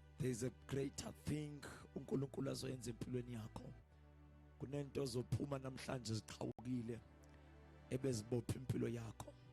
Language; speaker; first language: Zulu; non-native, local second language; Xhosa